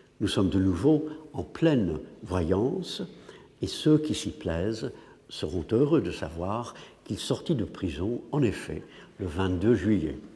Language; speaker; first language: French; non-native, fluent; English